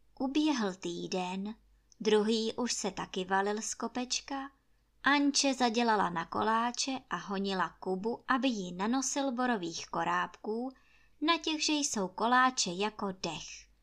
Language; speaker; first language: Czech; native; Czech